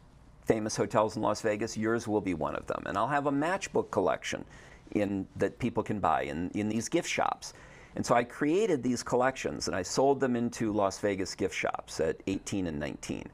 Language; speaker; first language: English; native; English